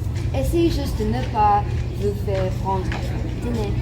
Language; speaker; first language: French; non-native, learner; English